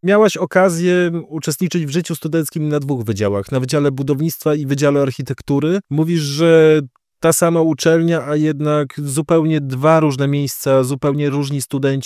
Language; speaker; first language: Polish; native; Polish